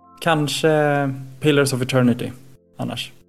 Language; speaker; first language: Swedish; native; Swedish